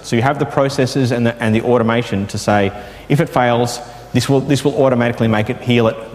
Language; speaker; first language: English; native; English